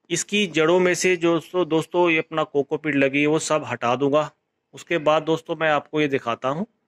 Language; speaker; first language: Hindi; native; Hindi